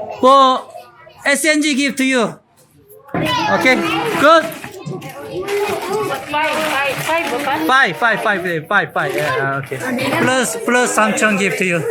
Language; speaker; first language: English; non-native, learner; Korean